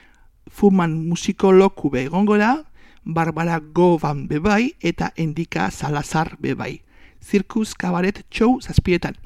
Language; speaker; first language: Basque; native; Basque